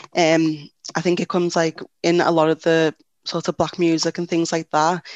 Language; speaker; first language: English; native; English